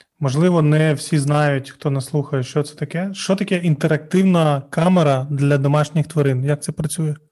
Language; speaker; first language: Ukrainian; non-native, local second language; Russian